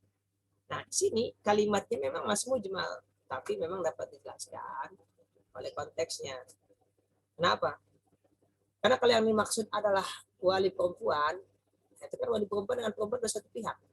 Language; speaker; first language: Indonesian; native; Indonesian